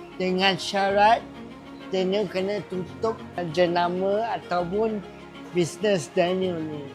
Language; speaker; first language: Malay; non-native, local second language; Chinese